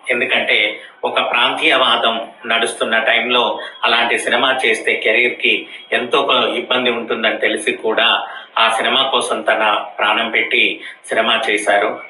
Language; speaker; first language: Telugu; native; Telugu